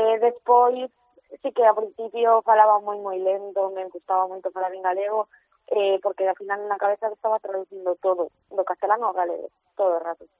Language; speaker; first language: Galician; non-native, local second language; Spanish